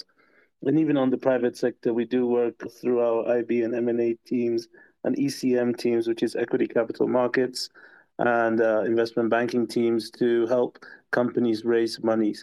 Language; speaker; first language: English; non-native, local second language; Ganda